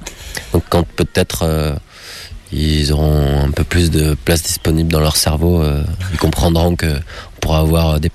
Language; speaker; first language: French; native; French